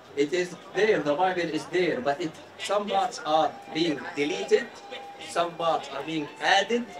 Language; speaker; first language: English; non-native, fluent; Arabic